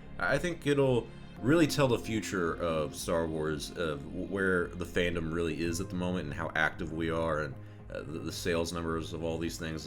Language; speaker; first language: English; native; English